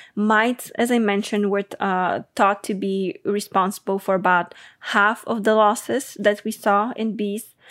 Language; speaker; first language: English; non-native, fluent; Bulgarian